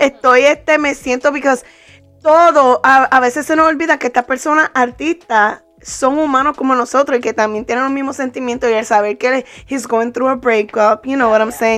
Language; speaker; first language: Spanish; early bilingual, heritage; Spanish